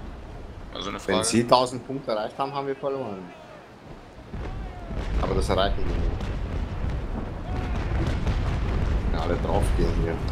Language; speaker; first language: German; native; German